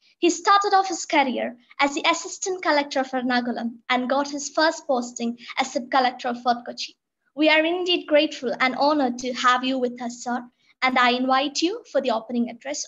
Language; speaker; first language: English; non-native, local second language; Malayalam